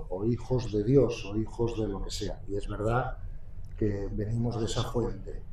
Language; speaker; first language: Spanish; native; Spanish